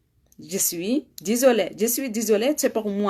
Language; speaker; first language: French; non-native, learner; Arabic